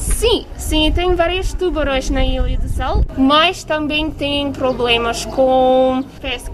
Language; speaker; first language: Portuguese; non-native, learner; English